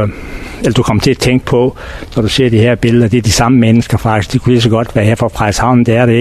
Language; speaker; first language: Danish; native; Danish